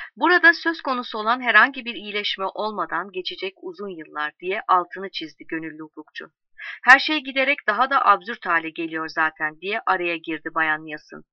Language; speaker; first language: Turkish; native; Turkish